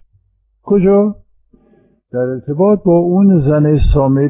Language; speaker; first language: Persian; non-native, fluent; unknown